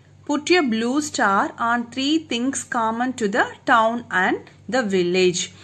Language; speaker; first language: English; non-native, local second language; Tamil